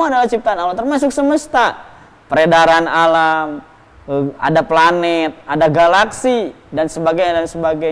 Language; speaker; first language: Indonesian; native; Indonesian